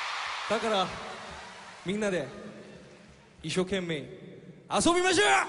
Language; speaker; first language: Japanese; non-native, fluent; Korean